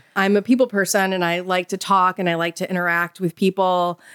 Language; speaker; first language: English; native; English